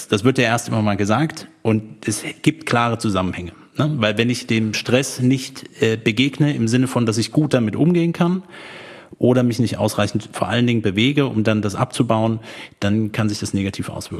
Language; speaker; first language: German; native; German